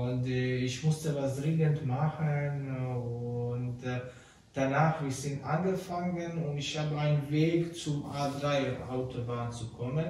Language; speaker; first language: German; non-native, learner; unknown